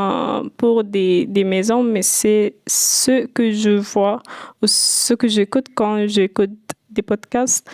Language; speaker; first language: French; non-native, fluent; Arabic